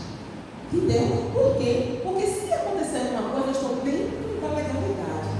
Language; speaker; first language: Portuguese; native; Portuguese